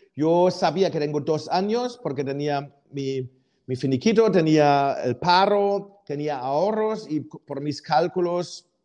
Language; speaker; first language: Spanish; non-native, fluent; German